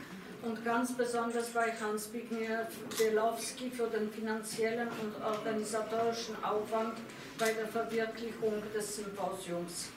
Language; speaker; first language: German; non-native, fluent; Polish